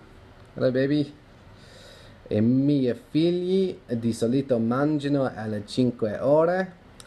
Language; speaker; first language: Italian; non-native, learner; English